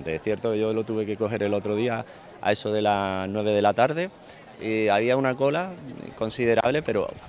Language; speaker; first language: Spanish; non-native, fluent; English